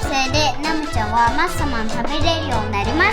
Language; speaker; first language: Japanese; early bilingual, heritage; Japanese